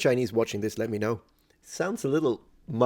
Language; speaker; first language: English; non-native, fluent; Italian